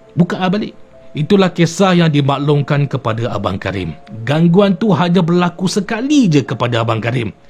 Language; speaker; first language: Malay; native; Malay